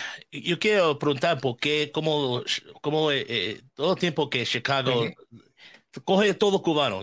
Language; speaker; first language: Spanish; non-native, learner; English